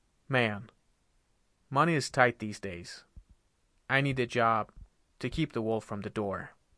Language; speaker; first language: English; non-native, fluent; Persian